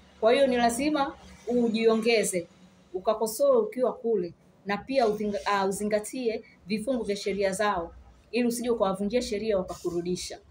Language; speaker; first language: Swahili; native; Swahili